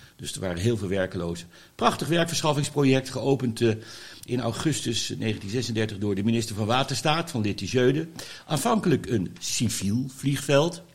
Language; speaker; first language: Dutch; native; Dutch